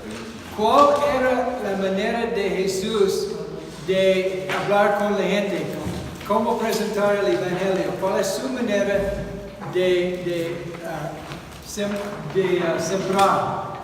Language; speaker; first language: Spanish; non-native, fluent; English